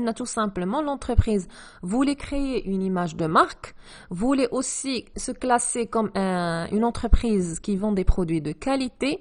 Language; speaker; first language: French; non-native, local second language; Arabic